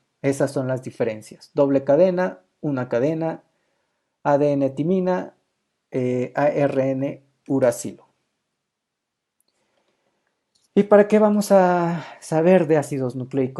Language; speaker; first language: Spanish; native; Spanish